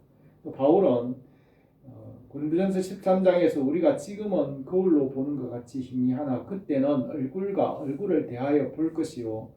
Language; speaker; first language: Korean; native; Korean